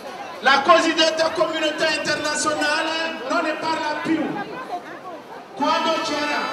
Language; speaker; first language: Italian; non-native, fluent; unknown